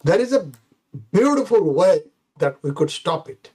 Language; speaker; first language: English; non-native, fluent; Bangla